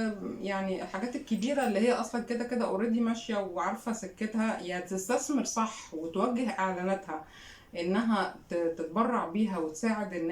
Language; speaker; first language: Arabic; native; Arabic